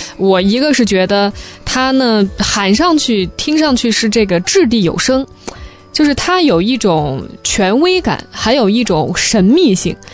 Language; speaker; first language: Chinese; native; Chinese